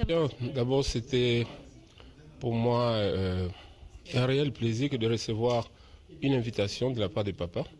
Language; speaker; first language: French; non-native, local second language; Kongo